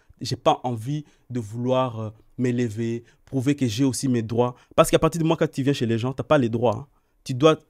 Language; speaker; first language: French; non-native, local second language; Swahili